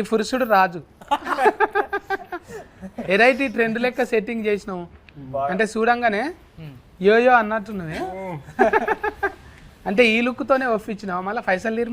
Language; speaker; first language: Telugu; native; Telugu